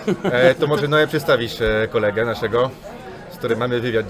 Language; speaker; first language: Polish; native; Polish